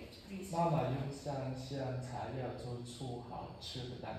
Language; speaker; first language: Chinese; non-native, learner; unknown